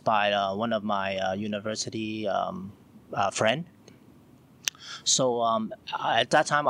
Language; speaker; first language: English; non-native, local second language; Cantonese